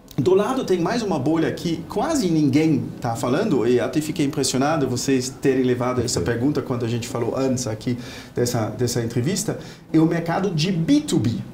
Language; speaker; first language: Portuguese; non-native, fluent; German